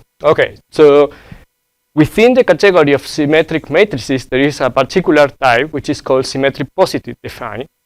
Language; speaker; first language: English; non-native, fluent; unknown